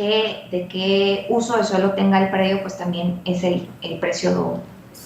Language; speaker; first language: Spanish; native; Spanish